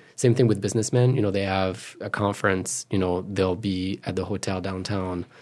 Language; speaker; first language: English; non-native, fluent; French